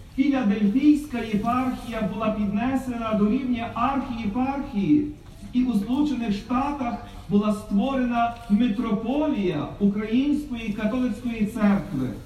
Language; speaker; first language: Ukrainian; native; Ukrainian